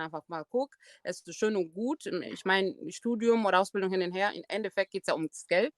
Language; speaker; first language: German; early bilingual, other home language; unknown